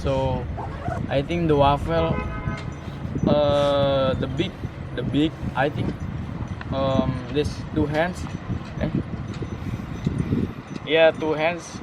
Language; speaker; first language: English; non-native, learner; Indonesian